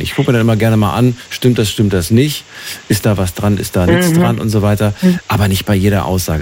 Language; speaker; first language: German; native; German